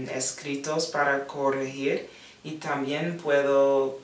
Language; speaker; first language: Spanish; non-native, learner; English